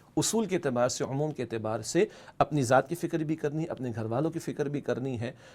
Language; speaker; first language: Urdu; native; Urdu